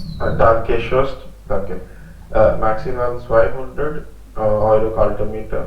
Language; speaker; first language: German; non-native, learner; Hindi